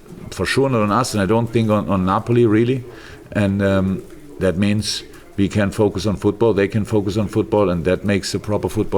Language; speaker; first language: English; non-native, fluent; German